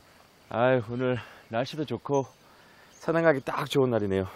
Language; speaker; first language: Korean; native; Korean